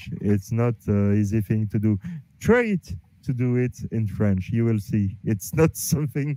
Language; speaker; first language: English; non-native, learner; French